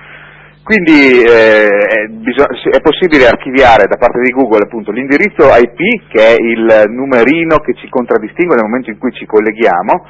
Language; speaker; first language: Italian; native; Italian